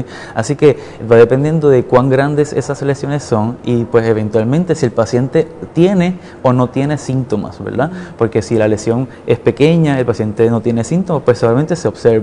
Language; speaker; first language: Spanish; native; Spanish